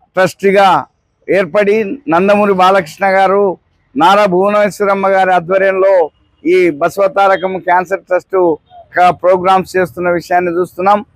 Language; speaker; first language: Telugu; native; Telugu